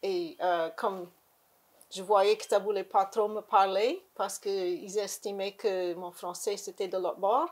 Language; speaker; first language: French; native; French